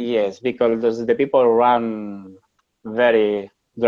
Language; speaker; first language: English; non-native, learner; Spanish